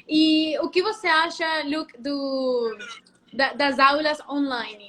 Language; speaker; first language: Portuguese; non-native, fluent; Spanish